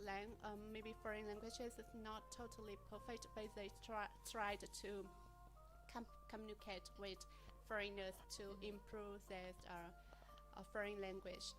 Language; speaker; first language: English; non-native, learner; Vietnamese